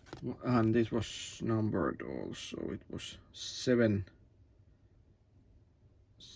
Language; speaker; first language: English; non-native, learner; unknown